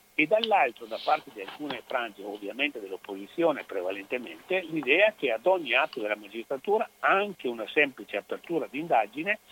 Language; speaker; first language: Italian; native; Italian